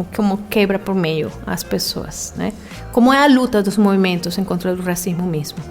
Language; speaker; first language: Portuguese; non-native, fluent; Spanish